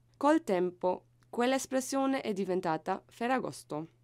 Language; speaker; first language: Italian; non-native, learner; German